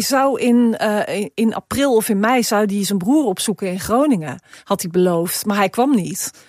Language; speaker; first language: Dutch; native; Dutch